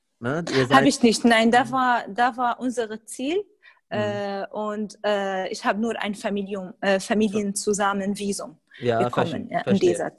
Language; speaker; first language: German; non-native, fluent; Arabic